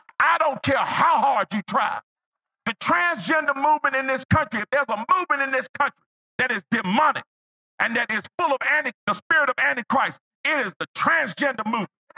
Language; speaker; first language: English; native; English